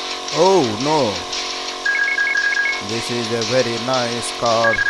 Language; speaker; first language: English; non-native, learner; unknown